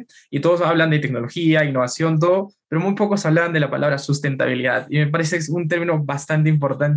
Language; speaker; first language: Spanish; native; Spanish